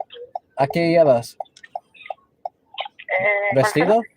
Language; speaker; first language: Spanish; non-native, local second language; English